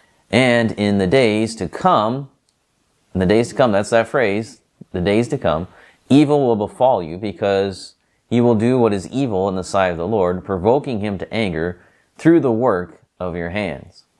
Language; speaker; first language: English; native; English